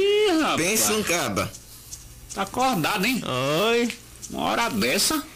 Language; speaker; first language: Portuguese; native; Portuguese